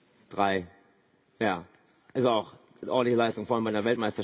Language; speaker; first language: German; native; German